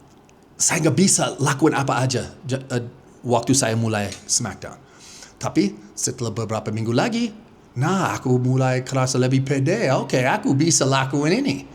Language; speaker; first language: Indonesian; non-native, fluent; English